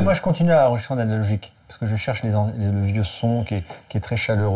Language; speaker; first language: French; native; French